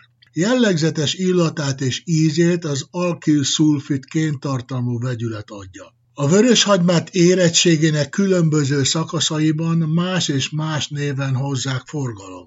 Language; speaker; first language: Hungarian; native; Hungarian